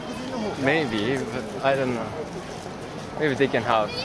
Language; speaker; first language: English; non-native, learner; Japanese